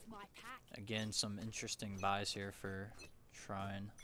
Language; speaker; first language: English; native; English